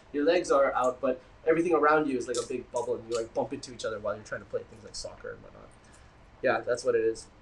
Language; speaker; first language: English; early bilingual, other home language; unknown